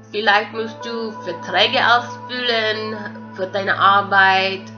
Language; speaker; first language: German; non-native, fluent; English